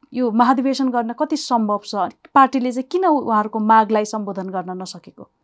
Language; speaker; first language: Nepali; native; Nepali